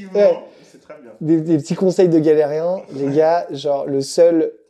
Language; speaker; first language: French; native; French